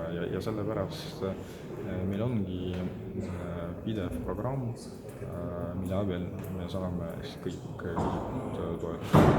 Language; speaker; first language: Estonian; non-native, local second language; Russian